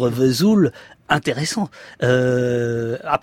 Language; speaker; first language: French; native; French